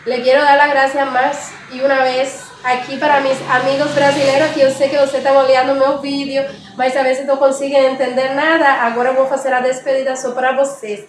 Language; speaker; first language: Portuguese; non-native, learner; Spanish